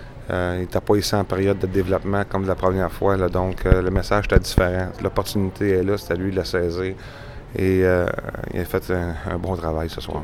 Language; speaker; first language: French; native; French